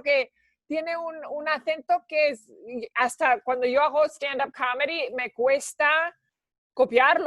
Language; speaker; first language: Spanish; early bilingual, heritage; Spanish